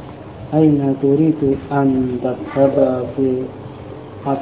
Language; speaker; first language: Arabic; non-native, learner; Indonesian